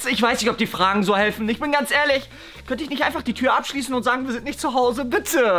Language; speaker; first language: German; native; German